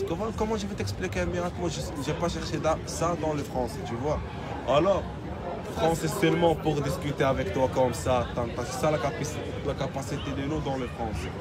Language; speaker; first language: French; non-native, learner; Arabic